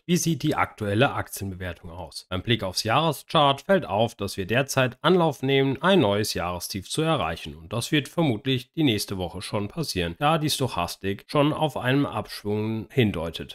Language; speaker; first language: German; native; German